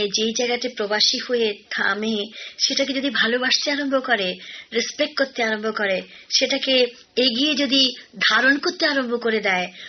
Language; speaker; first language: Bangla; non-native, local second language; Hindi